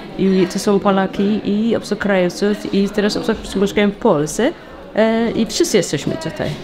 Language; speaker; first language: Polish; non-native, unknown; Tigrinya